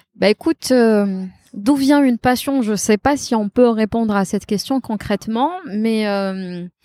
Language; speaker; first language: French; non-native, local second language; Kabyle